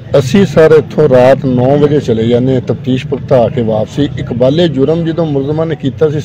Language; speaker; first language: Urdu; non-native, local second language; Punjabi